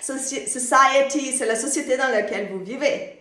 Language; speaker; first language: French; non-native, fluent; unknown